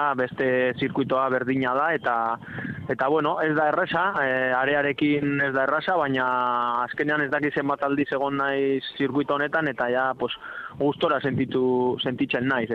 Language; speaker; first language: Basque; non-native, local second language; Spanish